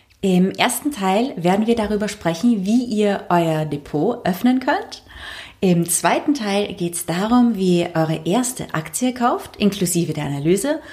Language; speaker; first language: German; native; German